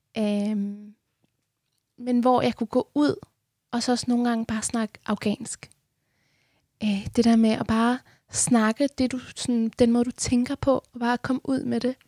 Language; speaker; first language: Danish; early bilingual, other home language; Persian